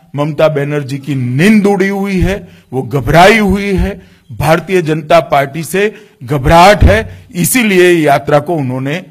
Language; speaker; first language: Hindi; non-native, local second language; Gujarati